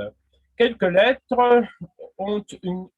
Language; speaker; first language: French; non-native, fluent; Russian